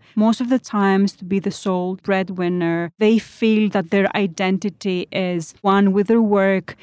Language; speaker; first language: English; non-native, fluent; Greek